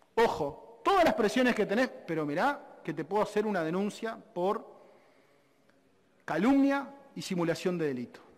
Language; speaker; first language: Spanish; native; Spanish